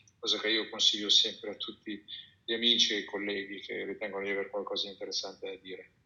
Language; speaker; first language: Italian; native; Italian